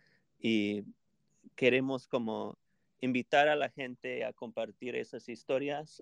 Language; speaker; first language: Spanish; non-native, fluent; English